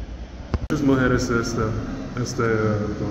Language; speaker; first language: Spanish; non-native, learner; English